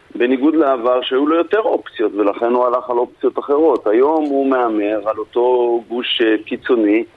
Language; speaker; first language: Hebrew; native; Hebrew